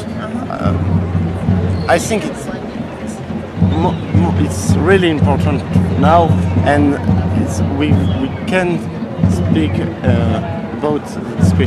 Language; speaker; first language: English; non-native, learner; French